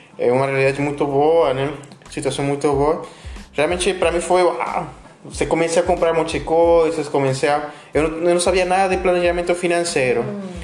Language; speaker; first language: Portuguese; non-native, fluent; Spanish